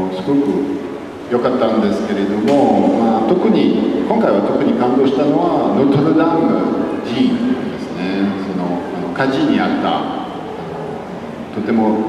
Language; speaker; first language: Japanese; non-native, fluent; French